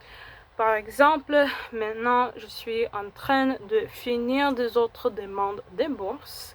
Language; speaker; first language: French; non-native, fluent; Spanish